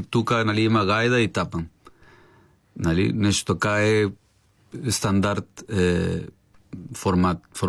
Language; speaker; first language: Bulgarian; non-native, learner; Spanish